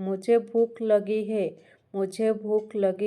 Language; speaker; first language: Hindi; non-native, local second language; Odia